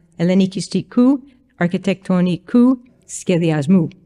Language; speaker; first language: Greek; non-native, fluent; English